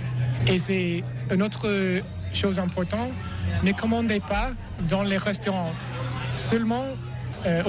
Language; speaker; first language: French; non-native, learner; English